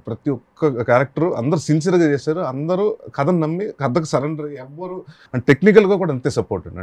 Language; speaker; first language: Telugu; native; Telugu